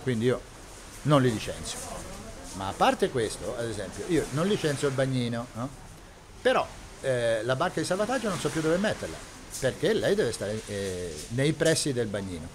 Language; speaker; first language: Italian; native; Italian